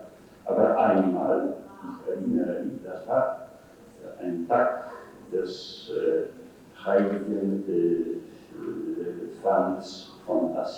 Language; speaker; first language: German; non-native, fluent; Polish